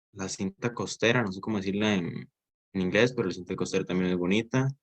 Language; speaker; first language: Spanish; native; Spanish